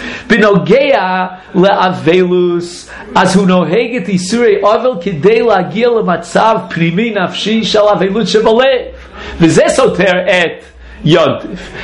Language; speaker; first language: Hebrew; non-native, fluent; English